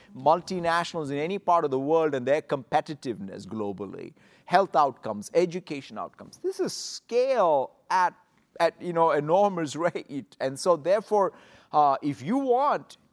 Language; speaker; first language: English; non-native, local second language; Telugu